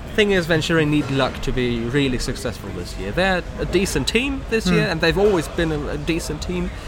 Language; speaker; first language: English; non-native, fluent; German